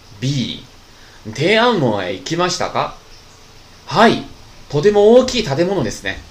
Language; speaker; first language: Japanese; non-native, fluent; Chinese